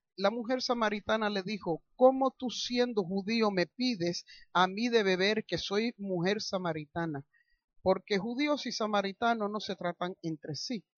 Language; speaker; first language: Spanish; early bilingual, heritage; Spanish